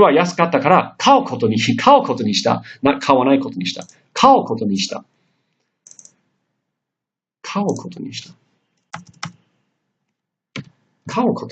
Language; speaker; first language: Japanese; non-native, fluent; English